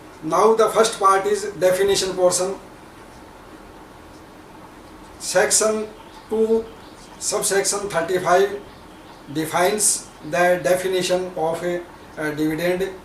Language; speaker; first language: English; non-native, local second language; Hindi